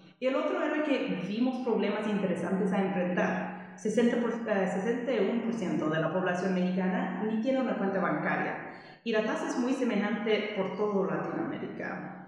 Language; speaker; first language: Spanish; non-native, fluent; English